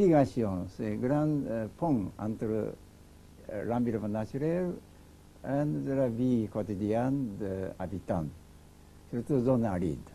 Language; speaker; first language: French; non-native, learner; Japanese